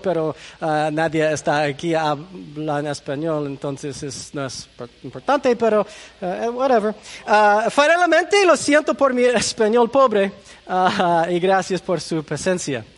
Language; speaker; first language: Spanish; non-native, learner; English